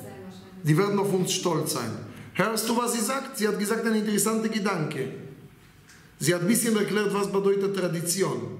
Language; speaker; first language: German; non-native, fluent; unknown